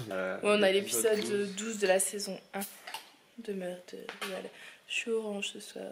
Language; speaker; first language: French; native; French